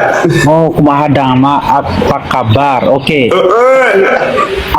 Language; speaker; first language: Indonesian; non-native, local second language; Sundanese